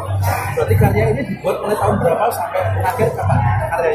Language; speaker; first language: Indonesian; native; Indonesian